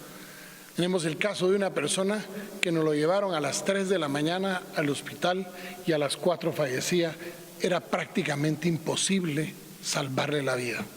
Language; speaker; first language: Spanish; native; Spanish